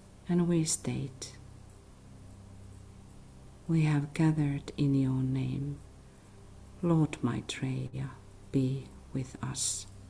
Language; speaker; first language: English; non-native, fluent; Finnish